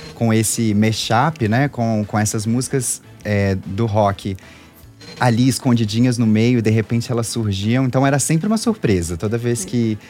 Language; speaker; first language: Portuguese; native; Portuguese